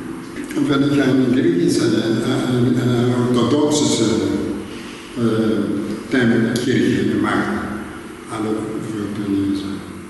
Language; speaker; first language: German; non-native, learner; Greek